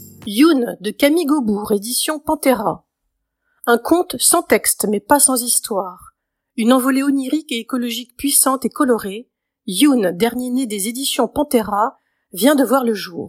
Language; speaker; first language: French; native; French